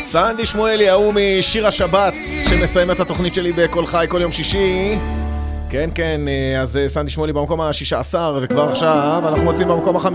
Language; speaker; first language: Hebrew; native; Hebrew